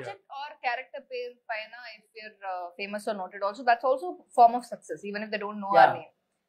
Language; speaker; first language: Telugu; non-native, local second language; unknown